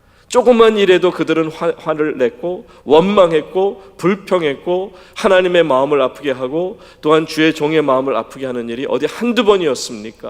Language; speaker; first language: Korean; native; Korean